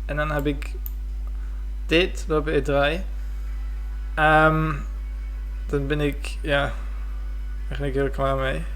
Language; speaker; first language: Dutch; non-native, fluent; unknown